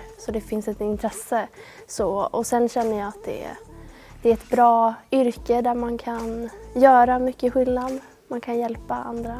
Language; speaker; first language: Swedish; native; Swedish